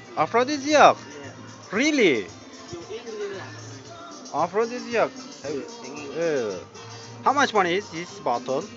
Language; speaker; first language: English; non-native, learner; Turkish